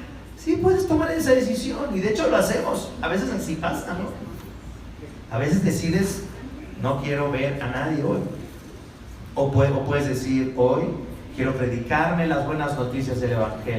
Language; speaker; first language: Spanish; native; Spanish